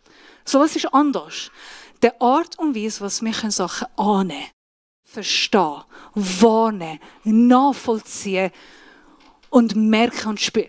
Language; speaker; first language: German; non-native, fluent; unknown